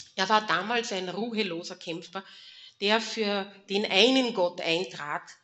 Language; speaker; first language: German; native; German